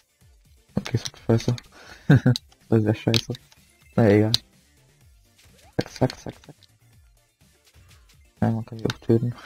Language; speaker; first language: German; native; German